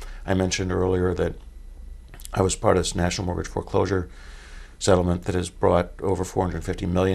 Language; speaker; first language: English; native; English